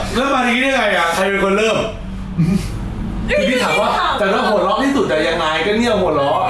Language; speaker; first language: Thai; native; Thai